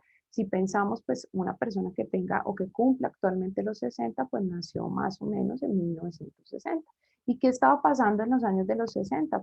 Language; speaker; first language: Spanish; native; Spanish